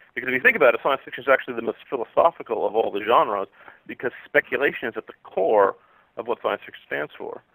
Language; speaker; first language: English; native; English